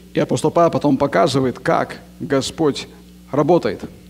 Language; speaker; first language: Russian; native; Russian